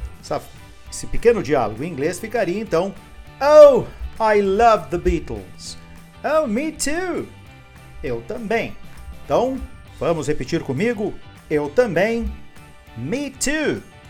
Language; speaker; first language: Portuguese; native; Portuguese